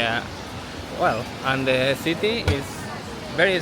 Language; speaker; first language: English; non-native, fluent; Spanish